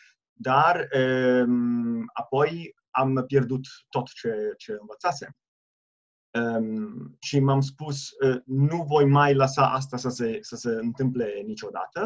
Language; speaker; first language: Romanian; non-native, fluent; Italian